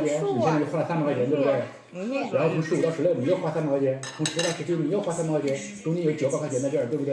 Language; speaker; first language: Chinese; native; Chinese